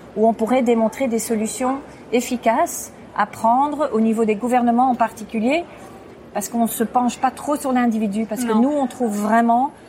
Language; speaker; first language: French; non-native, fluent; English